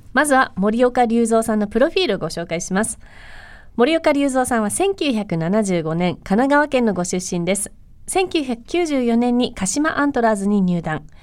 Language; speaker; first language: Japanese; native; Japanese